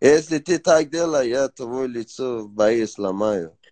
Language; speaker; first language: Russian; non-native, learner; Persian